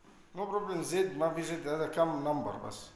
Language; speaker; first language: Arabic; non-native, learner; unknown